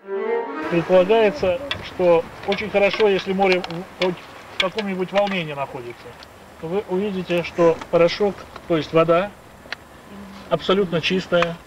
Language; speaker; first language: Russian; native; Russian